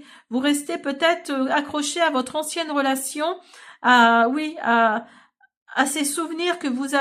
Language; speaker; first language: French; native; French